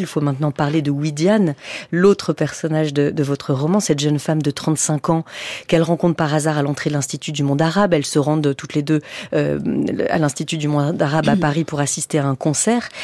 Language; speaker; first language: French; native; French